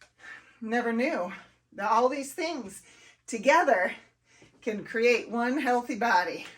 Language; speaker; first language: English; native; English